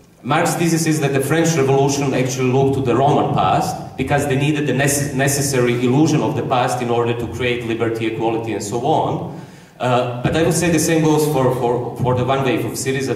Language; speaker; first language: English; non-native, fluent; Croatian